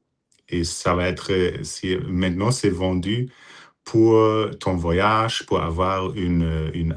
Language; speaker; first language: French; non-native, fluent; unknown